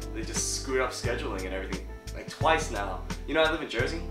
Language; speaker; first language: English; native; English